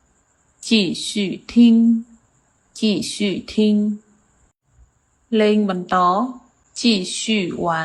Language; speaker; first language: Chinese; non-native, fluent; Khmer